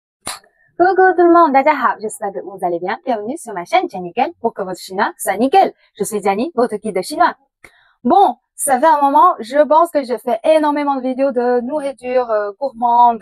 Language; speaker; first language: French; non-native, fluent; Chinese